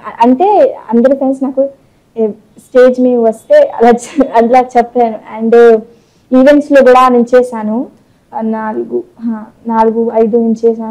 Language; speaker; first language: Telugu; non-native, local second language; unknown